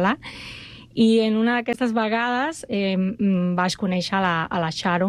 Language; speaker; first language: Catalan; non-native, fluent; Spanish